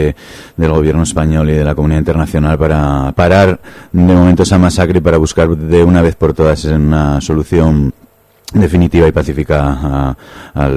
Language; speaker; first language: Spanish; native; Spanish